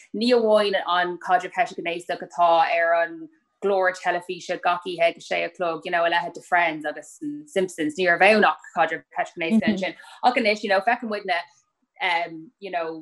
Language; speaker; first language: Irish; native; Irish